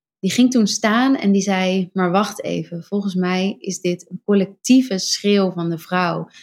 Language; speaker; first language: Dutch; native; Dutch